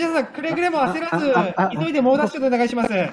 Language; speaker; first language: Japanese; native; Japanese